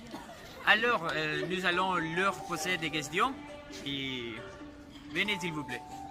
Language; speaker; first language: French; non-native, learner; Spanish